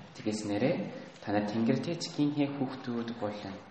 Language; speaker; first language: Mongolian; non-native, learner; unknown